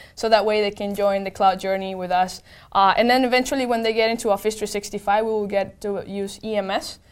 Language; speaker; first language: English; non-native, fluent; Spanish